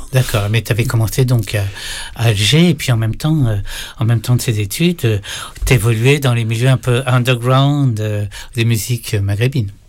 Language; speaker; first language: French; native; French